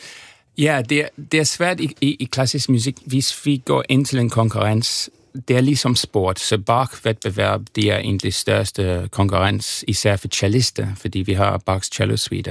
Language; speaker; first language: Danish; non-native, fluent; English